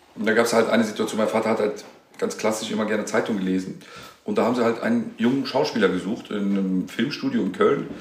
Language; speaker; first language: German; native; German